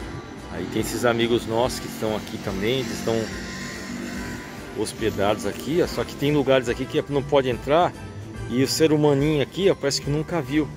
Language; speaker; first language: Portuguese; native; Portuguese